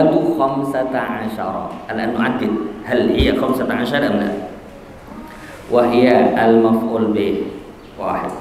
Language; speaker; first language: Arabic; non-native, fluent; Indonesian